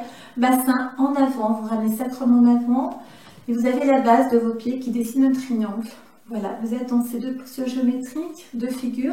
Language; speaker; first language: French; native; French